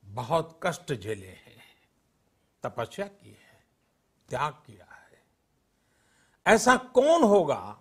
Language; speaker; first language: Hindi; non-native, local second language; Gujarati